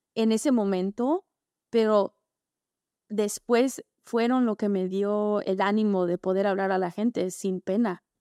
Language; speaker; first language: Spanish; early bilingual, heritage; Spanish